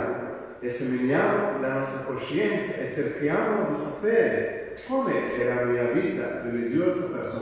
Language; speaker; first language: Italian; non-native, fluent; Malayalam